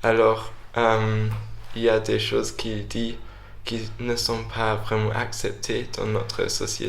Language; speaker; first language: French; non-native, fluent; English